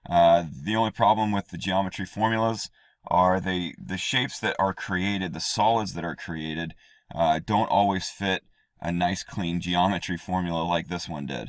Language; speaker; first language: English; native; English